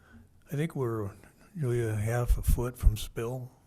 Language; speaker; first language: English; native; English